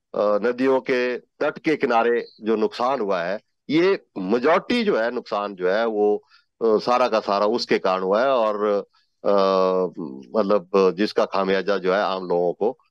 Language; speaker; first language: Hindi; native; Hindi